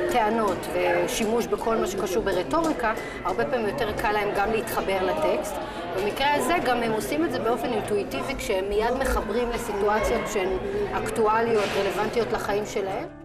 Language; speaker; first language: Hebrew; native; Hebrew